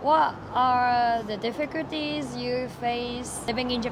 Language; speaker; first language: English; non-native, learner; Japanese